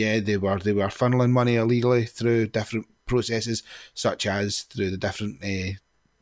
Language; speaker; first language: English; native; English